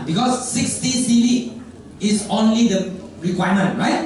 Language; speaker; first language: English; non-native, local second language; Chinese